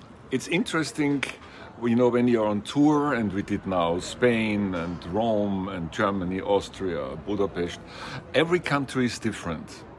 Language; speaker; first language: English; non-native, fluent; German